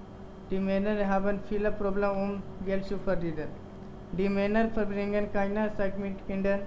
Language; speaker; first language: German; non-native, learner; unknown